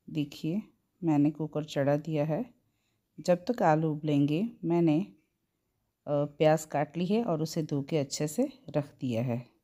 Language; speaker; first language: Hindi; non-native, local second language; Gujarati